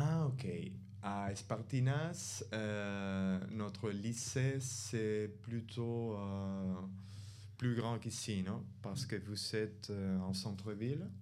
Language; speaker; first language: French; non-native, fluent; Spanish